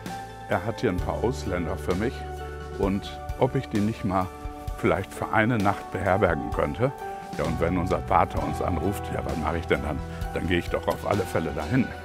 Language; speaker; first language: German; native; German